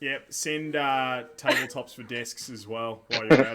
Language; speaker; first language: English; native; English